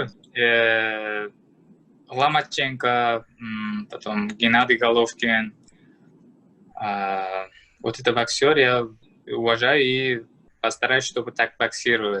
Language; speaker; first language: Russian; non-native, learner; Uzbek